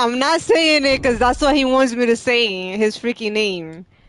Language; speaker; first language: English; early bilingual, other home language; Spanish